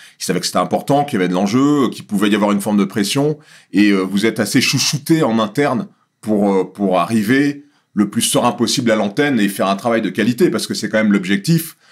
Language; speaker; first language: French; native; French